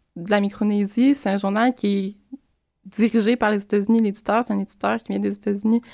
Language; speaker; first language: French; native; French